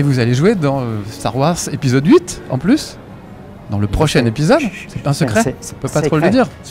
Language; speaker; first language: French; native; French